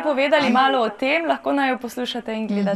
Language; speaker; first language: Slovenian; native; Slovenian